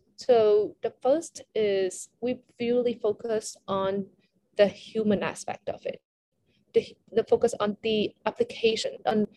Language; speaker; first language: English; non-native, fluent; Vietnamese